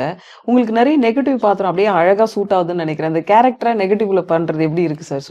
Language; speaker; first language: Tamil; native; Tamil